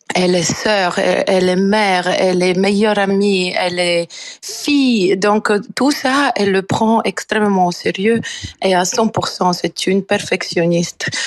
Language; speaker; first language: French; non-native, fluent; Bulgarian